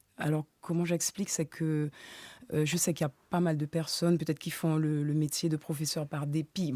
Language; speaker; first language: French; native; French